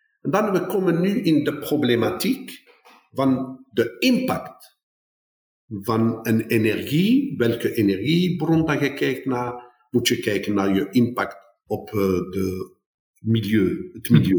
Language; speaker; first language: Dutch; non-native, fluent; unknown